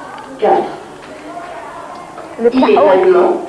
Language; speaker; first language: French; non-native, learner; Arabic